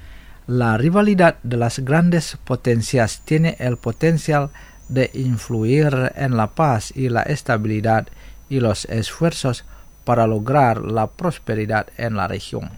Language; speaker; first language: Spanish; non-native, fluent; Indonesian